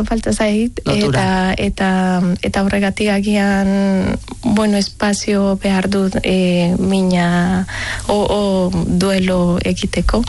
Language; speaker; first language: Basque; non-native, learner; Spanish